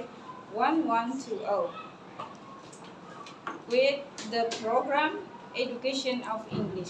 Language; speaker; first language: English; non-native, learner; Indonesian